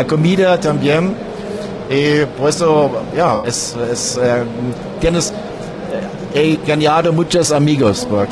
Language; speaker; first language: Spanish; non-native, learner; German